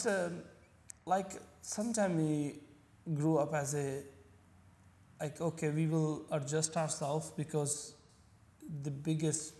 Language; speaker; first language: English; non-native, local second language; Punjabi